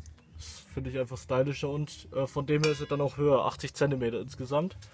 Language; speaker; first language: German; native; German